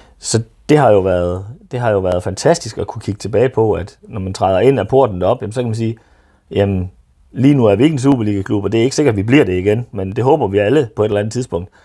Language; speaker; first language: Danish; native; Danish